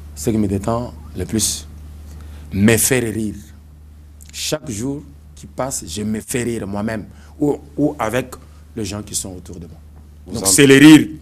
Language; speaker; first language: French; non-native, local second language; Swahili